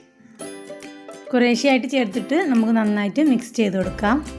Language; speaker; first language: Malayalam; native; Malayalam